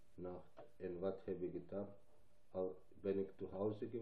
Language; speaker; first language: Dutch; non-native, local second language; Albanian